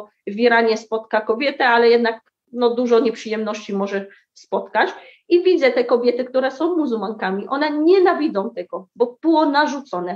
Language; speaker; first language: Polish; early bilingual, heritage; Arabic